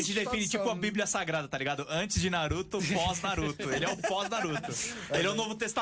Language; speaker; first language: Portuguese; native; Portuguese